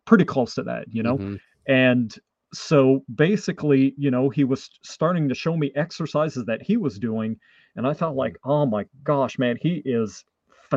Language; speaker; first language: English; non-native, fluent; French